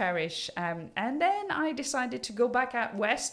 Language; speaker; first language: English; non-native, fluent; French